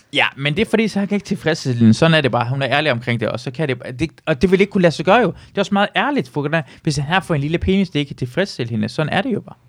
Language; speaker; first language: Danish; early bilingual, other home language; Persian